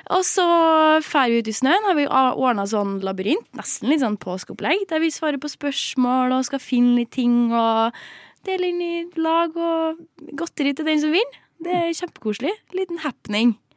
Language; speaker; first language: Norwegian; native; Norwegian